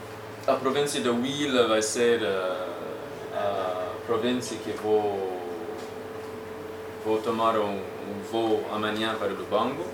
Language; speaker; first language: Portuguese; non-native, fluent; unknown